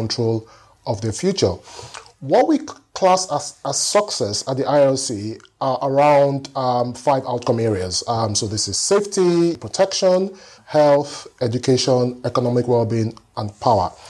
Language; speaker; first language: English; non-native, local second language; Yoruba